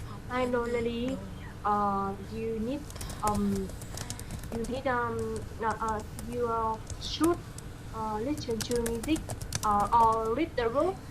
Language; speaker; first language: English; non-native, learner; Vietnamese